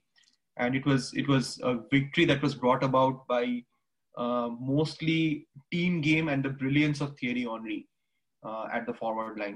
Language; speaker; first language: English; non-native, local second language; Bangla